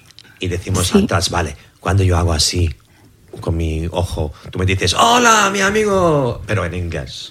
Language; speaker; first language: Spanish; non-native, learner; English